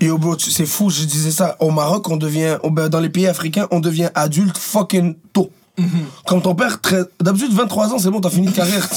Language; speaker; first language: French; early bilingual, other home language; Arabic